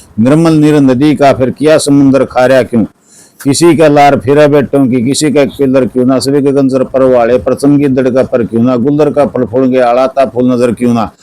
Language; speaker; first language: Hindi; native; Hindi